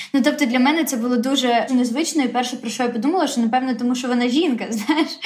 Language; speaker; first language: Ukrainian; native; Ukrainian